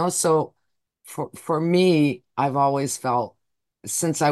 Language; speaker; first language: English; native; English